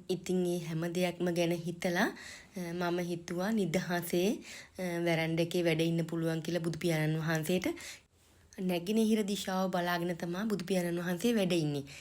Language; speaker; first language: Sinhala; native; Sinhala